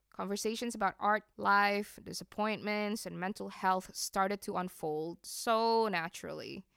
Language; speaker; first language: English; non-native, fluent; Indonesian